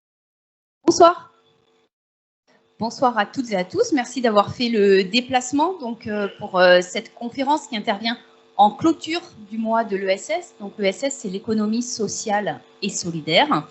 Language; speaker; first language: French; native; French